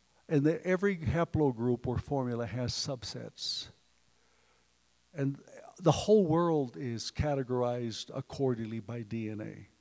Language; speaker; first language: English; early bilingual, other home language; Spanish